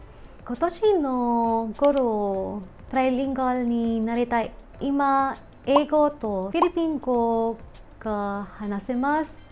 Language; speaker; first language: Japanese; non-native, learner; Filipino